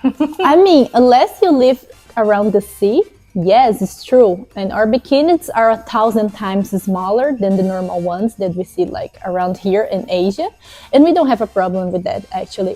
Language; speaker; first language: English; non-native, fluent; Portuguese